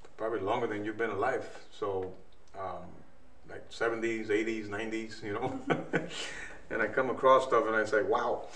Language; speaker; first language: English; native; English